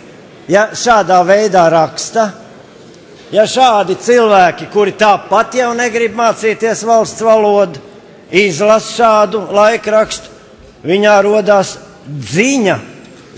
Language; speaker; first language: Latvian; native; Latvian